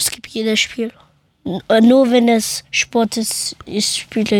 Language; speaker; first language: German; early bilingual, other home language; Persian